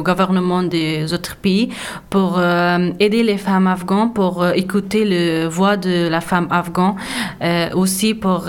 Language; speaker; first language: French; non-native, learner; Persian